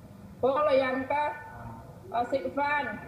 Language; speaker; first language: Chinese; non-native, learner; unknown